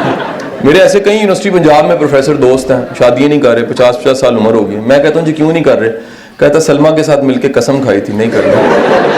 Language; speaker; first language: Urdu; native; Urdu